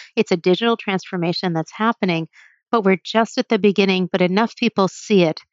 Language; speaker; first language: English; native; English